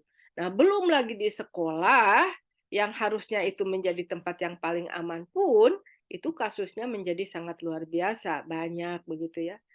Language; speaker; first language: Indonesian; native; Indonesian